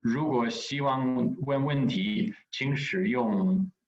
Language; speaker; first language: Chinese; non-native, fluent; English